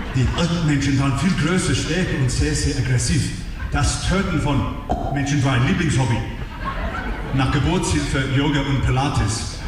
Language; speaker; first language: German; non-native, fluent; English